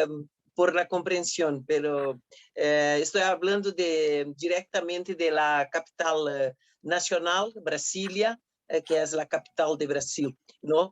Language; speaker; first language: Spanish; non-native, fluent; Portuguese